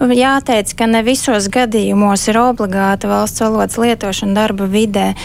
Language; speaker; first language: Latvian; native; Latvian